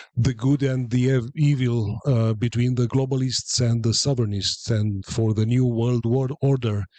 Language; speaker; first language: English; non-native, fluent; Romanian